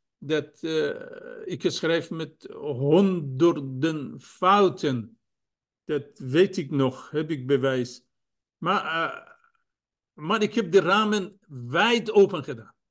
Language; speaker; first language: Dutch; non-native, fluent; Persian